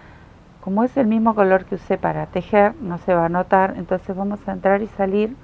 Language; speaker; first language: Spanish; native; Spanish